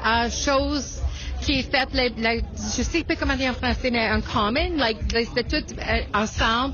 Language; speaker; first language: French; non-native, local second language; English